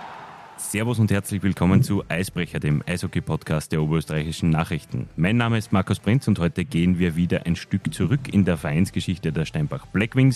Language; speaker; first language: German; native; German